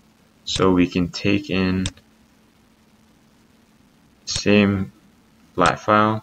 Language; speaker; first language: English; native; English